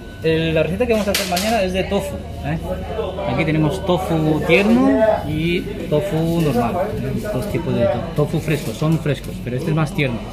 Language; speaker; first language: Spanish; non-native, fluent; Chinese